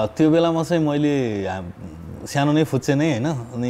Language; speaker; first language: Nepali; native; Nepali